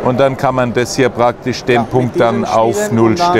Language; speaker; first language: German; native; German